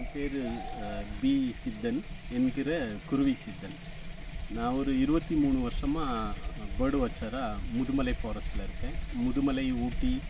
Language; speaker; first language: Tamil; non-native, local second language; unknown